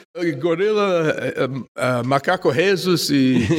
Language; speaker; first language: Portuguese; non-native, fluent; English